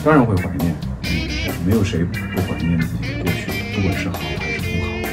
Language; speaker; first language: Chinese; native; Chinese